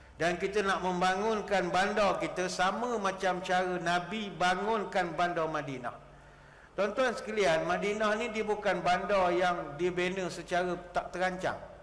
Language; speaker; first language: Malay; native; Malay